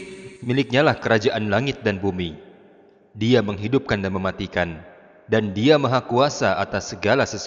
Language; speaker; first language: Indonesian; native; Indonesian